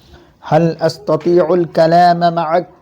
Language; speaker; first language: Arabic; non-native, fluent; Urdu